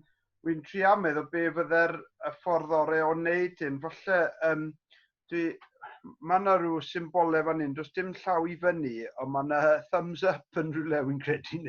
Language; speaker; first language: Welsh; native; Welsh